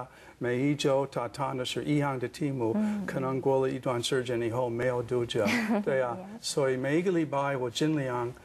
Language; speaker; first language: Chinese; non-native, fluent; English